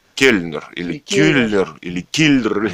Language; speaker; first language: Russian; native; Russian